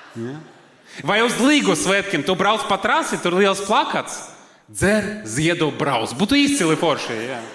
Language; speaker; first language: Latvian; non-native, local second language; Russian